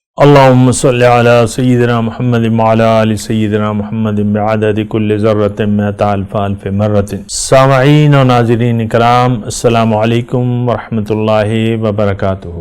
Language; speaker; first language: Urdu; non-native, local second language; Pashto